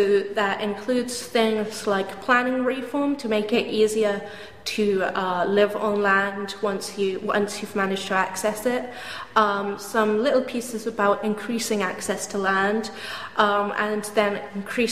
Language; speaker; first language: English; native; English